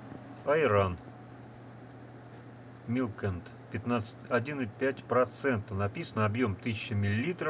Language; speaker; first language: Russian; native; Russian